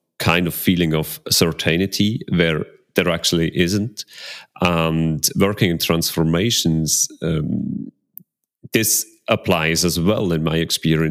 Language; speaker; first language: English; non-native, fluent; Swiss German